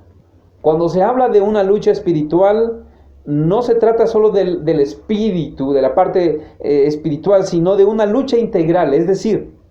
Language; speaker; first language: Spanish; native; Spanish